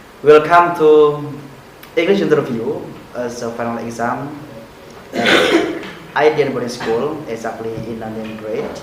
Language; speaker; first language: English; non-native, fluent; Indonesian